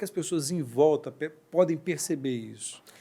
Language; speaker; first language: Portuguese; native; Portuguese